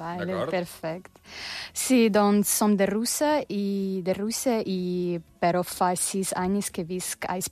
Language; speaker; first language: Catalan; non-native, learner; Russian